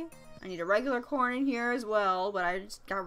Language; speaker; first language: English; native; English